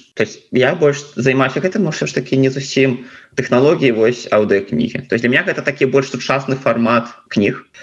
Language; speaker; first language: Belarusian; non-native, local second language; Russian